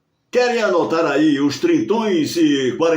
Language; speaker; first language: Portuguese; native; Portuguese